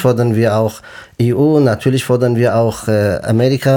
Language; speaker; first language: German; non-native, fluent; Kurdish